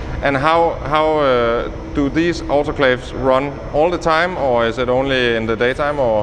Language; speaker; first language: English; non-native, fluent; Danish